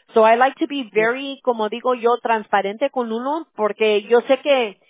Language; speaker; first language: Spanish; early bilingual, heritage; Spanish